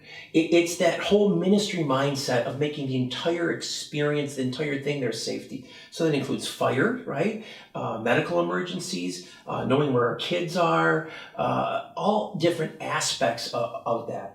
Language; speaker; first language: English; native; English